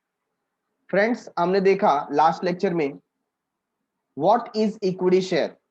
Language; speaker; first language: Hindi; native; Hindi